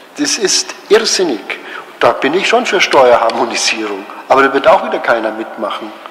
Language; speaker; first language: German; native; German